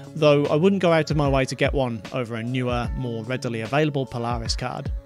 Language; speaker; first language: English; native; English